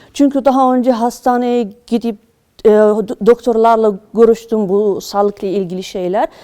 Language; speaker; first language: Turkish; non-native, fluent; Arabic